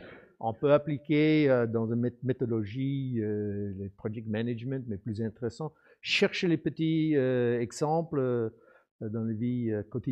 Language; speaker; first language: French; non-native, fluent; English